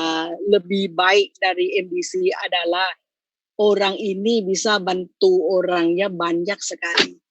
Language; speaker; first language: Indonesian; non-native, fluent; Thai